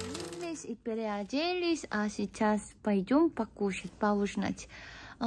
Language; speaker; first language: Russian; non-native, fluent; Korean